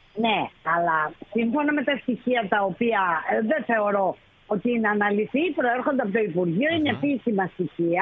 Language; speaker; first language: Greek; native; Greek